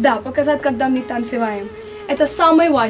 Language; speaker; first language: Russian; non-native, learner; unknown